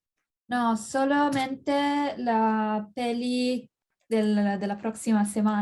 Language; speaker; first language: Spanish; non-native, fluent; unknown